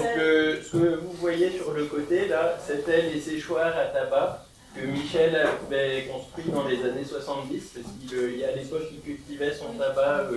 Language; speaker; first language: French; native; French